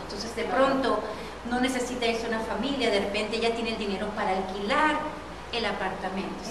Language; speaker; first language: Spanish; native; Spanish